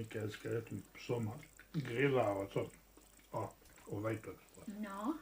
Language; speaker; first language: Swedish; non-native, learner; Thai